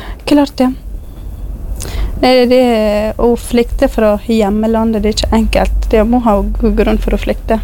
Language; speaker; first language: Norwegian; non-native, fluent; Kurdish